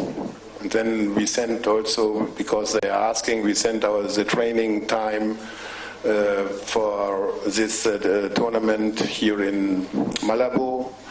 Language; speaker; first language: English; non-native, fluent; German